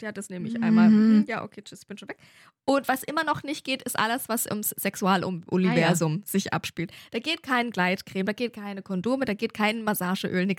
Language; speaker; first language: German; native; German